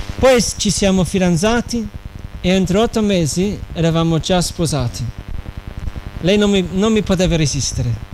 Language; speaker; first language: Italian; non-native, fluent; English